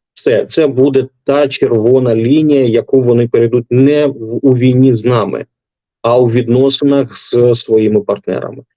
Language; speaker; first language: Ukrainian; non-native, local second language; Russian